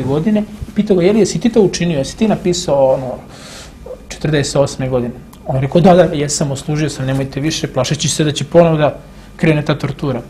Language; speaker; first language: Serbian; native; Serbian